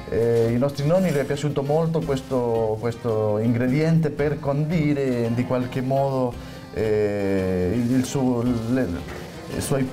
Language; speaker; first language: Italian; early bilingual, heritage; Spanish